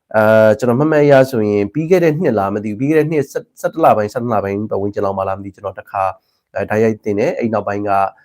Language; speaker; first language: Burmese; native; Burmese